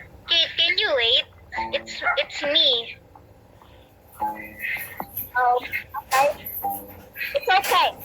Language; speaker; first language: English; non-native, local second language; Filipino